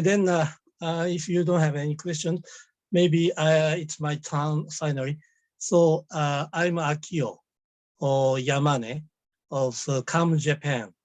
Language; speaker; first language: English; non-native, learner; Japanese